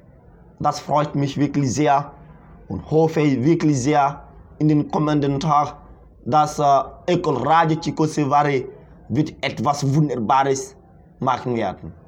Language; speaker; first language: German; non-native, fluent; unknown